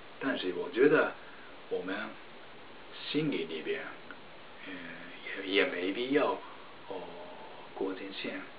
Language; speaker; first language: Chinese; non-native, fluent; Japanese